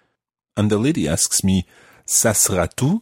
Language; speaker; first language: French; non-native, fluent; English